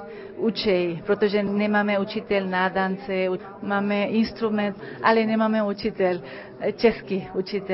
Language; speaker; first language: Czech; early bilingual, heritage; Czech